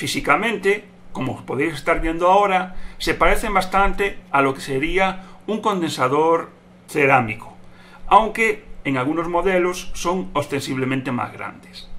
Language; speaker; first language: Spanish; native; Spanish